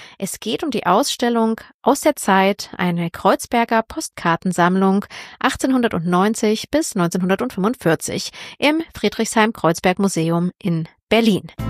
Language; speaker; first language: German; native; German